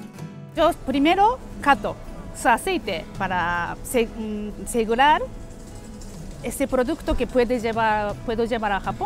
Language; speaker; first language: Spanish; non-native, learner; Japanese